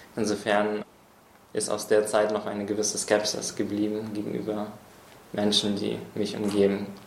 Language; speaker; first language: German; early bilingual, other home language; Russian